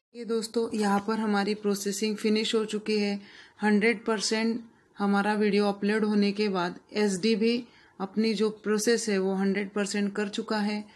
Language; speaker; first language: Hindi; non-native, local second language; Marathi